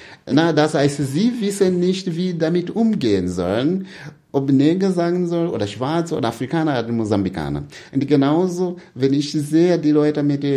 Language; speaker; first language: German; non-native, fluent; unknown